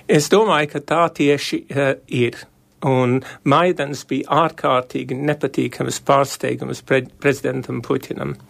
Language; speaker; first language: Latvian; early bilingual, heritage; Latvian